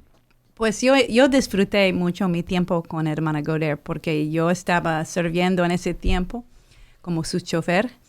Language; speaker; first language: Spanish; non-native, fluent; English